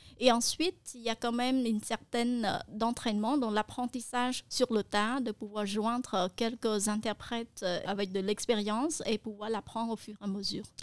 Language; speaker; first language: French; non-native, fluent; Khmer